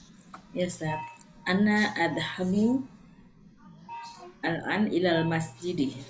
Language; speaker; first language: Arabic; non-native, learner; Indonesian